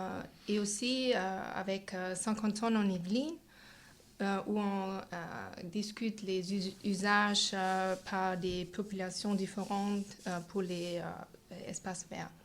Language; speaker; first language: French; non-native, fluent; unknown